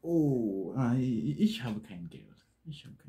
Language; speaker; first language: German; non-native, learner; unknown